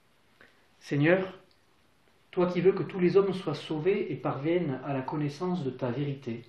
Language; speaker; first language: French; native; French